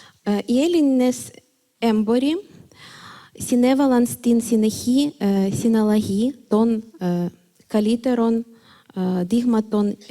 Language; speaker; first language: Greek; non-native, fluent; Ukrainian